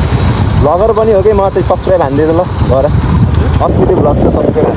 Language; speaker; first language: Nepali; native; Nepali